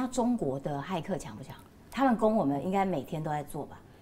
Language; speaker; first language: Chinese; native; Chinese